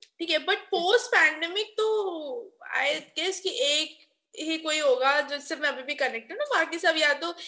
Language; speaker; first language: Hindi; native; Hindi